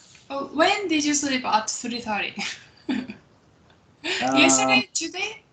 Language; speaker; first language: English; non-native, fluent; Japanese